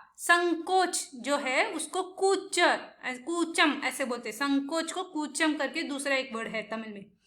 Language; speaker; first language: Hindi; non-native, local second language; Tamil